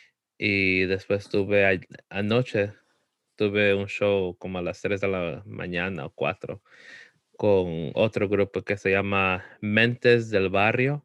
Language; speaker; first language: Spanish; early bilingual, heritage; Spanish